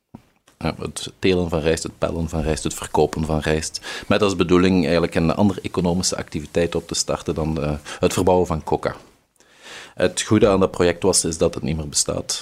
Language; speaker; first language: Dutch; native; Dutch